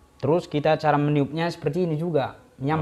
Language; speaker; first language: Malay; non-native, local second language; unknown